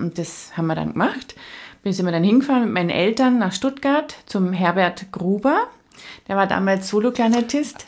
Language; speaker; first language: German; native; German